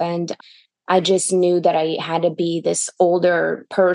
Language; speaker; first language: English; early bilingual, other home language; Russian